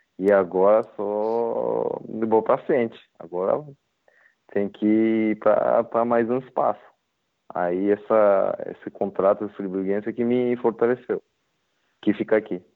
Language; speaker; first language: Portuguese; non-native, learner; Japanese